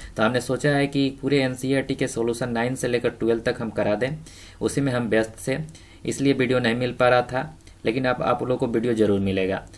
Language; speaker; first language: Hindi; native; Hindi